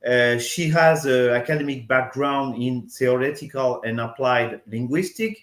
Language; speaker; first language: English; non-native, fluent; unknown